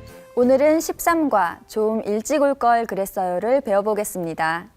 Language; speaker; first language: Korean; native; Korean